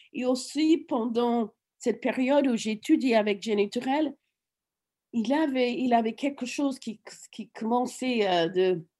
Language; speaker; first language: French; non-native, fluent; English